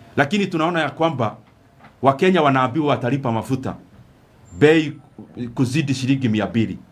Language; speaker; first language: Swahili; non-native, local second language; Kikuyu